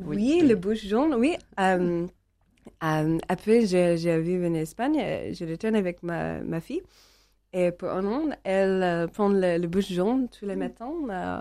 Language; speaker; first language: French; non-native, learner; English